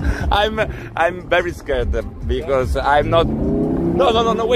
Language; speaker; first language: English; non-native, learner; Italian